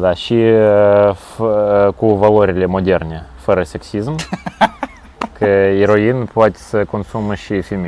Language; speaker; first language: Romanian; non-native, local second language; Russian